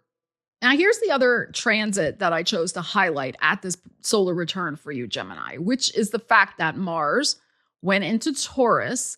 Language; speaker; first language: English; native; English